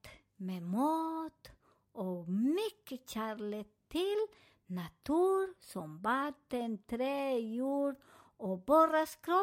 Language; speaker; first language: Swedish; non-native, learner; Spanish